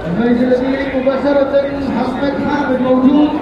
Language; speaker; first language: Arabic; native; Arabic